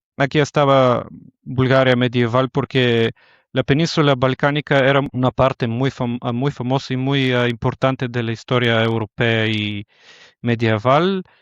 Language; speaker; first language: Spanish; non-native, fluent; Bulgarian